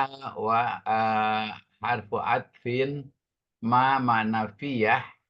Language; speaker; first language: Arabic; non-native, learner; Indonesian